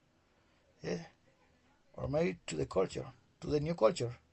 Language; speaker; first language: English; non-native, learner; Spanish